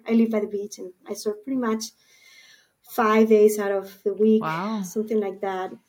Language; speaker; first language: English; non-native, fluent; Spanish